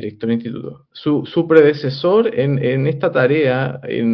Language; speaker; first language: Spanish; native; Spanish